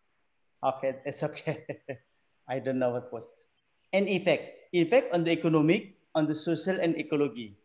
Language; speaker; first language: English; non-native, learner; Indonesian